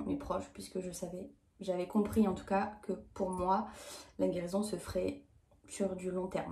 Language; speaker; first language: French; native; French